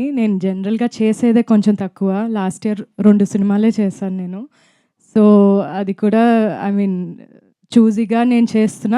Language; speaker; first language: Telugu; non-native, fluent; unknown